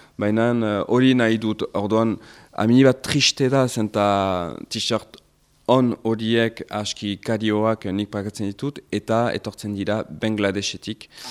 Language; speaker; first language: Basque; non-native, local second language; French